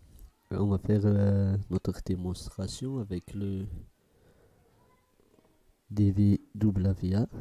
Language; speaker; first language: French; non-native, fluent; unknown